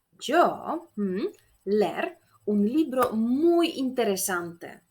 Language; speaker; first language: Spanish; non-native, fluent; Polish